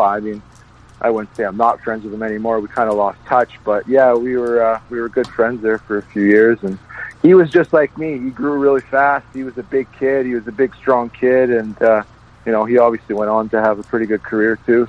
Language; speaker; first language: English; native; English